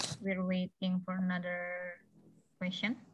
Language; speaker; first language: English; non-native, fluent; Indonesian